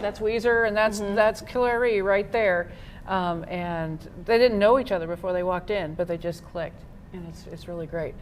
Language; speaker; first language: English; native; English